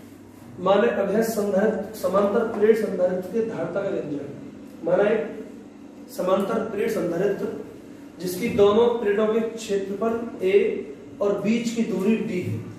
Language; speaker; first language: Hindi; native; Hindi